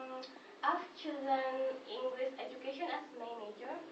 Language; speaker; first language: English; non-native, fluent; Indonesian